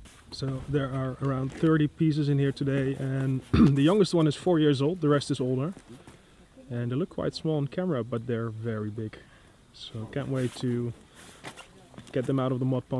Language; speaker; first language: English; non-native, fluent; Dutch